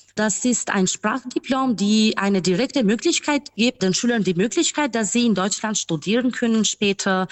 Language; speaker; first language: German; non-native, fluent; Albanian